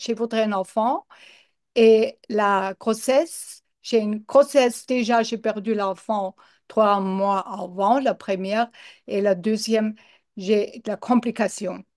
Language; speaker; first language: French; non-native, learner; English